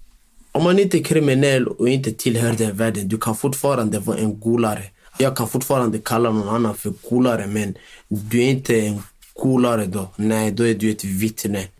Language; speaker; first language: Swedish; non-native, local second language; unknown